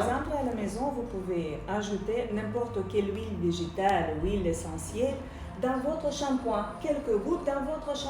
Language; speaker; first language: French; non-native, local second language; Arabic